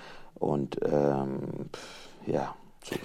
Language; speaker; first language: German; non-native, fluent; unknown